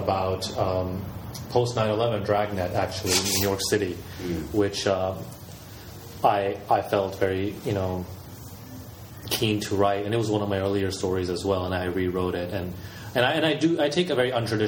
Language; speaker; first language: English; native; English